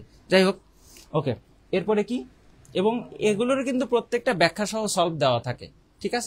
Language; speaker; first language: Bangla; native; Bangla